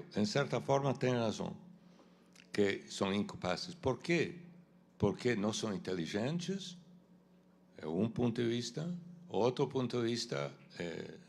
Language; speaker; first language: Portuguese; non-native, fluent; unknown